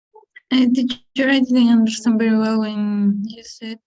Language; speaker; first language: English; non-native, learner; Spanish